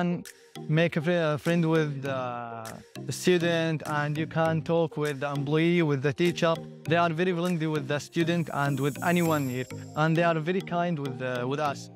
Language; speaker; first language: English; non-native, learner; Arabic